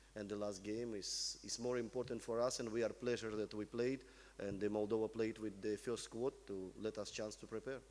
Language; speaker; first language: English; non-native, learner; Russian